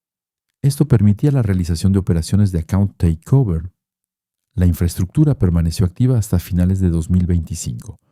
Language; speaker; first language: Spanish; non-native, fluent; French